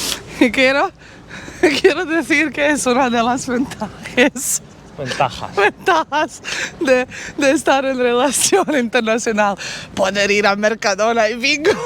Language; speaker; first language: Spanish; non-native, learner; Bosnian